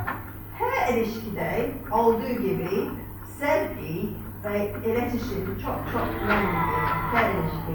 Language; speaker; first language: Turkish; non-native, fluent; English